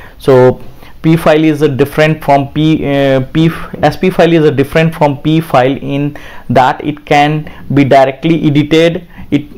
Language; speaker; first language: English; non-native, local second language; Hindi